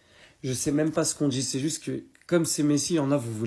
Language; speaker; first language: French; native; French